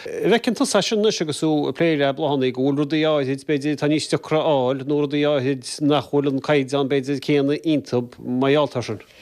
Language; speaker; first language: Irish; native; Irish